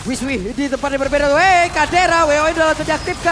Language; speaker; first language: Indonesian; native; Indonesian